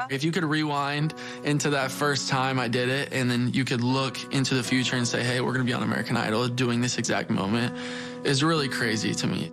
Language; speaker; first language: English; native; English